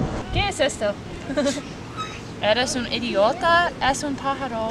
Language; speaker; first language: Spanish; non-native, learner; English